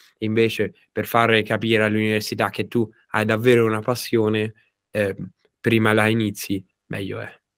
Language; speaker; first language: Italian; native; Italian